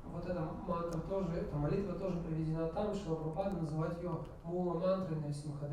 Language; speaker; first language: Russian; native; Russian